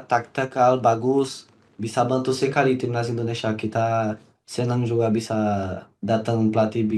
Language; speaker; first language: Indonesian; non-native, learner; Portuguese